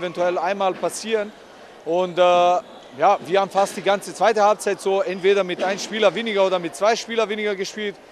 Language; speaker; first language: German; non-native, fluent; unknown